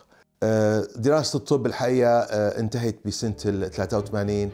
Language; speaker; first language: Arabic; native; Arabic